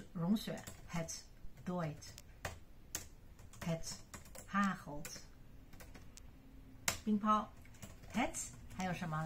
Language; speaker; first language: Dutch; non-native, fluent; Chinese